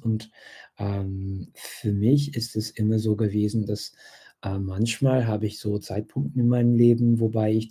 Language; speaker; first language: German; non-native, fluent; English